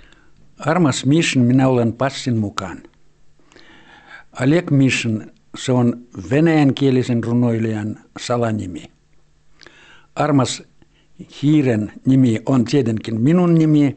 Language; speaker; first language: Finnish; early bilingual, heritage; Finnish